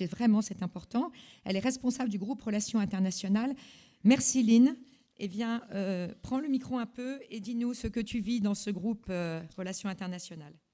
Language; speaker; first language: French; native; French